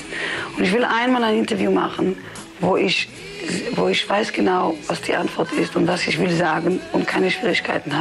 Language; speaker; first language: German; non-native, fluent; Hebrew